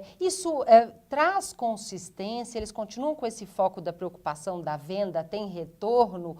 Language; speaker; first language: Portuguese; native; Portuguese